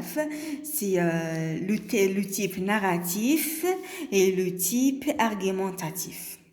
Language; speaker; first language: French; non-native, local second language; Arabic